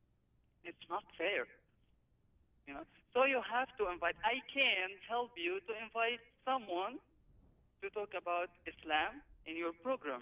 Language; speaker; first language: English; non-native, learner; Arabic